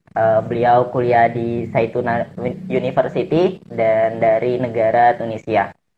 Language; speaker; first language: Indonesian; native; Indonesian